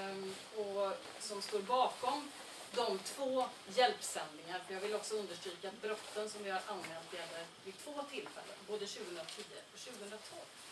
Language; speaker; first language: Swedish; native; Swedish